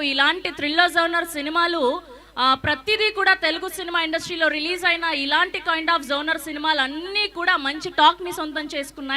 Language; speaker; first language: Telugu; native; Telugu